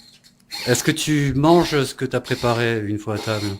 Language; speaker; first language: French; native; French